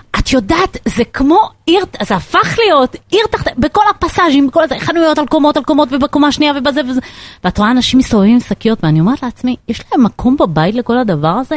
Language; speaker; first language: Hebrew; native; Hebrew